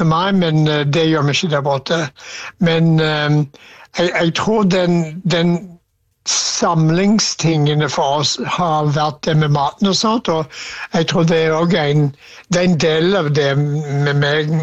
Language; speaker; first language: Norwegian; non-native, fluent; English